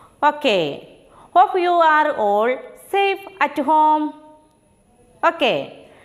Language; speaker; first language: English; non-native, local second language; Malayalam